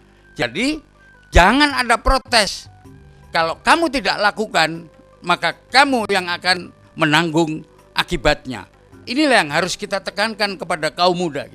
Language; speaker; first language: Indonesian; native; Indonesian